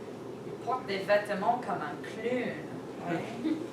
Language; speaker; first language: French; non-native, fluent; English